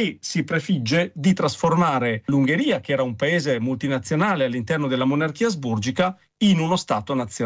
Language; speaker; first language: Italian; native; Italian